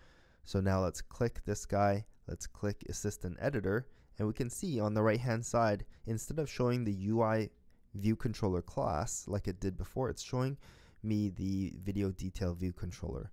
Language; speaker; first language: English; native; English